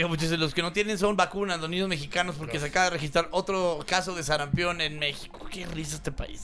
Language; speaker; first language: Spanish; native; Spanish